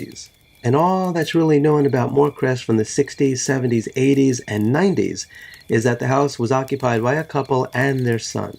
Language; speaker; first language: English; native; English